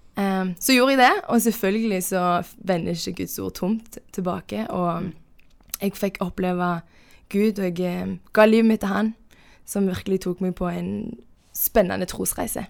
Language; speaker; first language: Norwegian; native; Norwegian